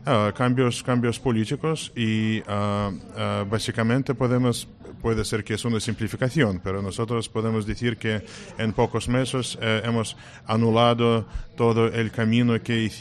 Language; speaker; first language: Spanish; non-native, fluent; Russian